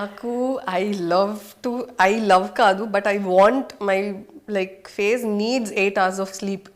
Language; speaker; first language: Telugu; non-native, fluent; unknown